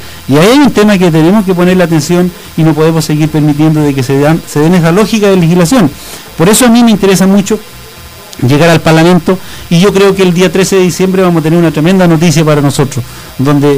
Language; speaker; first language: Spanish; native; Spanish